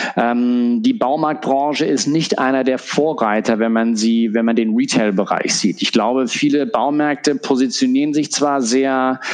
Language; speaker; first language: German; native; German